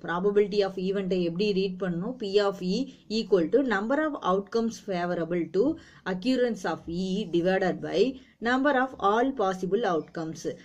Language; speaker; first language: English; non-native, local second language; Tamil